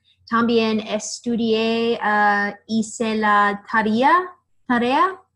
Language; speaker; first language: Spanish; non-native, learner; English